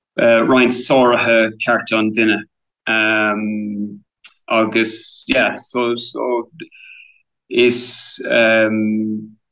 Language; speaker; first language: Irish; non-native, local second language; English